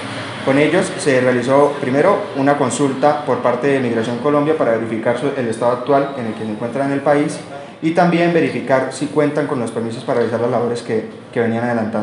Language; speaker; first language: Spanish; native; Spanish